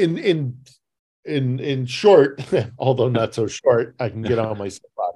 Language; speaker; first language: English; native; English